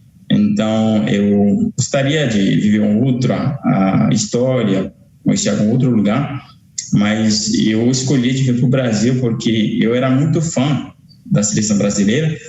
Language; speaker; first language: Portuguese; non-native, fluent; Haitian Creole